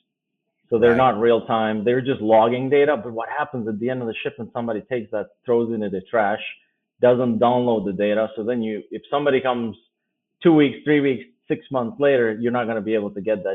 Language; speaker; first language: English; non-native, fluent; Albanian